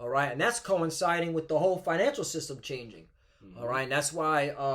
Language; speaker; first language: English; native; English